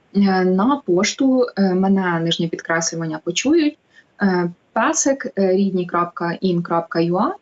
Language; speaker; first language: Ukrainian; native; Ukrainian